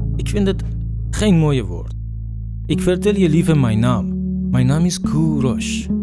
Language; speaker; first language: Dutch; non-native, fluent; Persian